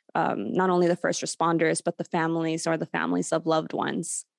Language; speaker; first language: English; native; English